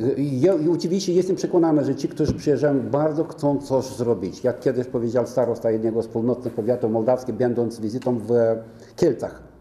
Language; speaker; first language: Polish; non-native, fluent; Romanian